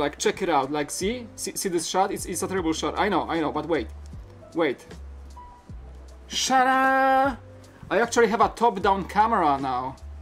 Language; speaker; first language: English; non-native, fluent; Polish